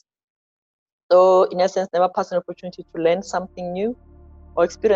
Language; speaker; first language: English; non-native, local second language; Zulu